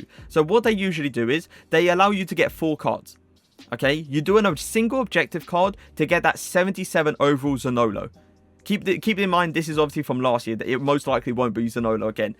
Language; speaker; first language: English; native; English